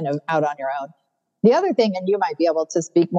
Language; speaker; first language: English; native; English